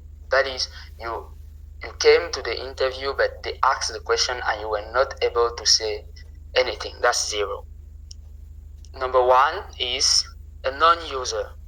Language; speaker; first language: English; non-native, local second language; French